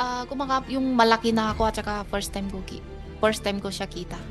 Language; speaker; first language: Filipino; non-native, learner; Chinese